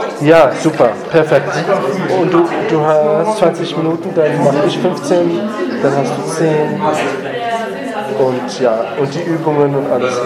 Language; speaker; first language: German; non-native, learner; French